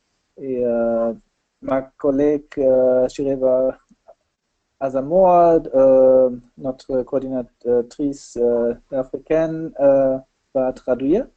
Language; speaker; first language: French; non-native, learner; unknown